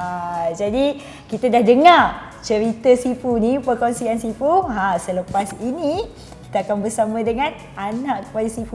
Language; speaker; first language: Malay; native; Malay